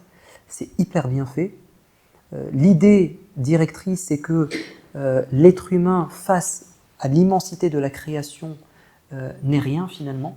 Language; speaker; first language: French; native; French